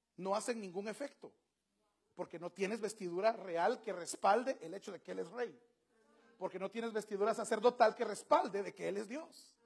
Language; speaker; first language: Spanish; native; Spanish